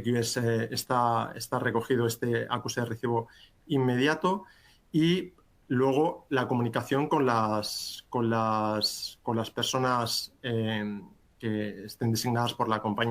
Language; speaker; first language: Spanish; native; Spanish